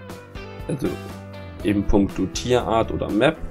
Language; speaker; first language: German; native; German